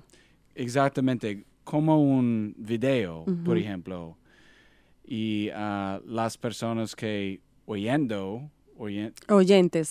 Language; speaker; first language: Spanish; non-native, learner; English